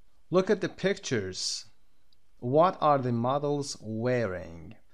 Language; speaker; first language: English; non-native, fluent; Persian